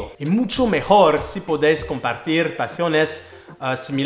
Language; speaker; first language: Spanish; non-native, learner; French